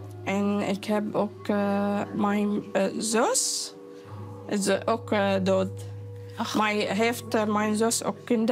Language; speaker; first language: Dutch; non-native, learner; Arabic